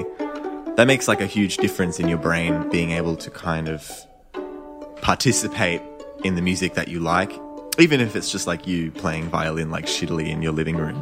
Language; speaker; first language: English; native; English